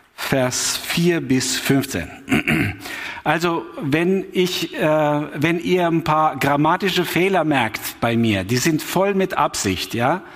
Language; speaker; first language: German; non-native, fluent; Albanian